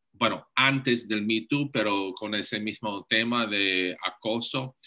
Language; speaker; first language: Spanish; non-native, fluent; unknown